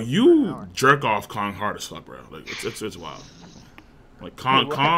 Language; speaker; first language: English; native; English